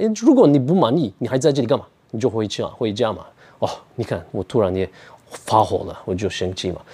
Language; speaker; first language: Chinese; non-native, fluent; Turkish